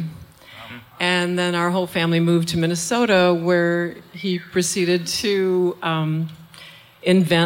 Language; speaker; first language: English; native; English